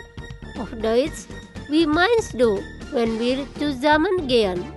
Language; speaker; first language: German; non-native, fluent; Indonesian